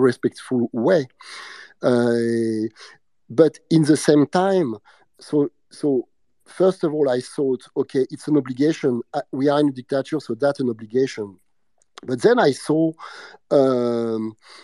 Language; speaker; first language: English; non-native, fluent; French